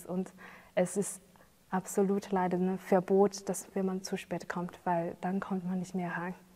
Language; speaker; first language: German; non-native, fluent; Chinese